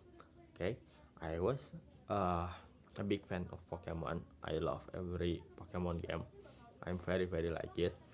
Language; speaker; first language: English; non-native, learner; Indonesian